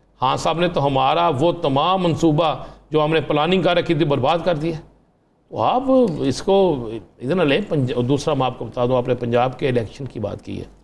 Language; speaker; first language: Urdu; non-native, local second language; Punjabi